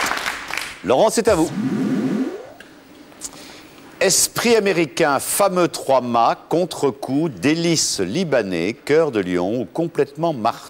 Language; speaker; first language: French; native; French